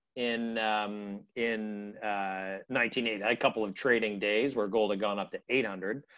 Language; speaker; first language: English; native; English